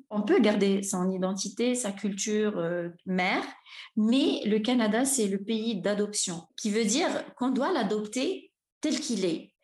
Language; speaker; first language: French; non-native, local second language; Arabic